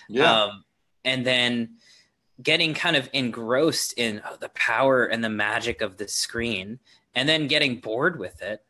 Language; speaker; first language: English; native; English